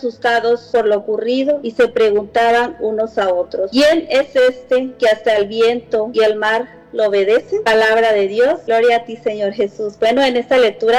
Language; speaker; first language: Spanish; native; Spanish